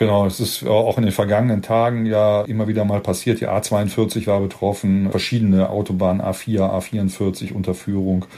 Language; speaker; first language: German; native; German